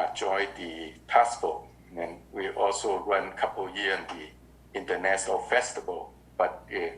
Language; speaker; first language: English; non-native, learner; Vietnamese